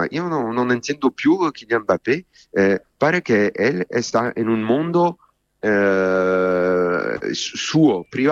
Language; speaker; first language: Spanish; non-native, fluent; Italian